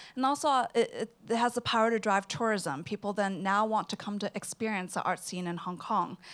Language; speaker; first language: English; non-native, local second language; Cantonese